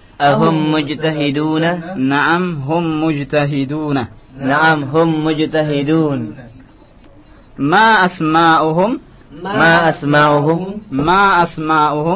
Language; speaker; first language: Arabic; non-native, fluent; Indonesian